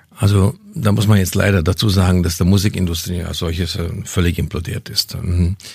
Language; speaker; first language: German; non-native, fluent; Hungarian